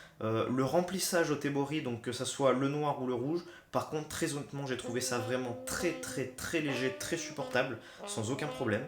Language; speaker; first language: French; native; French